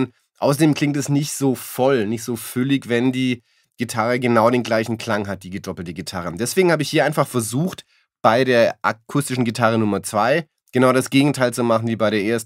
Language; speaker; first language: German; native; German